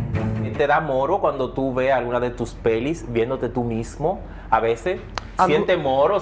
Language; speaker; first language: Spanish; native; Spanish